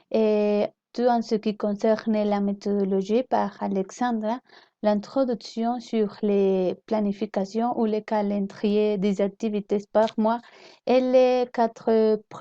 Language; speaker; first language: French; non-native, learner; Spanish